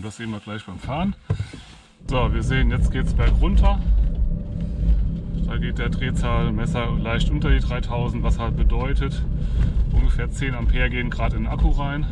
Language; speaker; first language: German; native; German